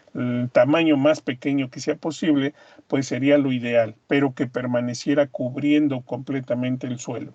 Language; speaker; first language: Spanish; native; Spanish